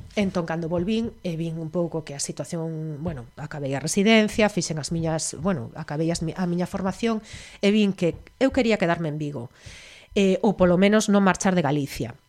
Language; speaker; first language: Galician; native; Galician